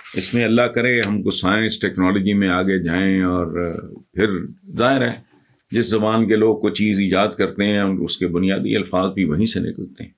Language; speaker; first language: Urdu; non-native, local second language; Punjabi